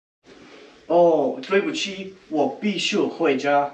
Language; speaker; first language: Chinese; non-native, learner; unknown